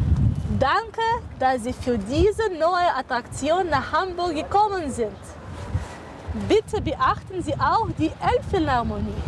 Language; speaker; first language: German; non-native, fluent; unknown